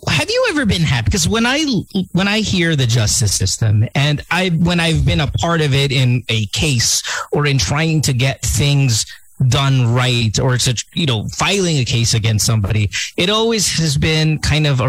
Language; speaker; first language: English; non-native, local second language; Filipino